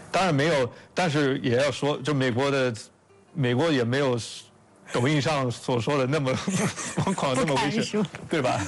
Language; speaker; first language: Chinese; non-native, fluent; English